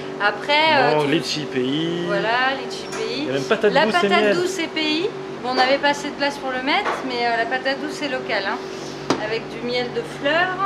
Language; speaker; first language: French; native; French